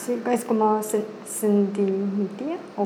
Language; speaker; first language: Spanish; non-native, learner; Chinese